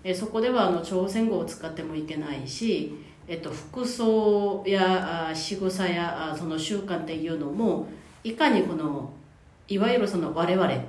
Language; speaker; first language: Japanese; non-native, fluent; Korean